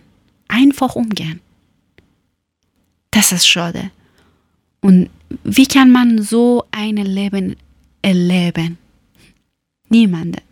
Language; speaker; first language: German; non-native, learner; Persian